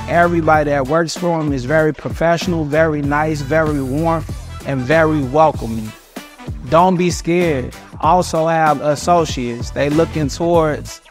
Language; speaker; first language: English; native; English